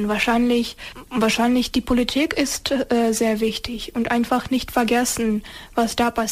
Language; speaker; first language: German; non-native, fluent; Ukrainian